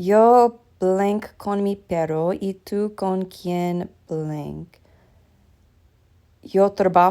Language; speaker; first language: Spanish; non-native, learner; English